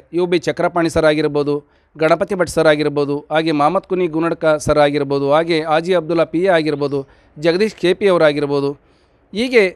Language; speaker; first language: Kannada; native; Kannada